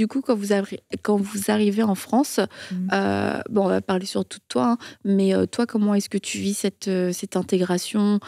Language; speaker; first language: French; native; French